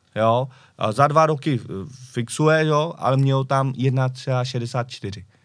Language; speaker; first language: Czech; early bilingual, other home language; Vietnamese